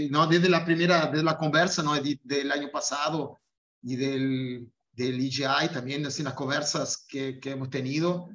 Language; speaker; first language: Spanish; non-native, fluent; Portuguese